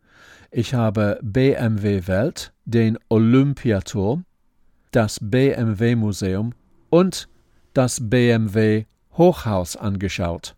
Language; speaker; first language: German; non-native, fluent; English